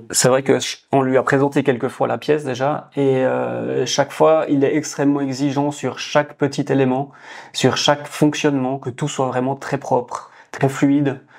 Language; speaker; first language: French; native; French